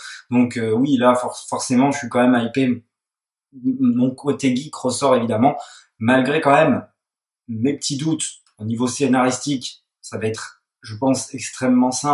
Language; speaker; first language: French; native; French